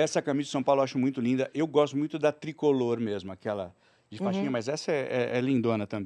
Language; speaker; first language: Portuguese; native; Portuguese